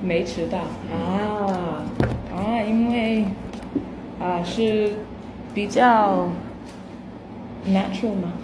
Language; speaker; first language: Chinese; non-native, learner; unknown